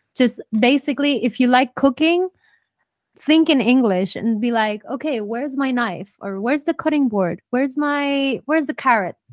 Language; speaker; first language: English; native; English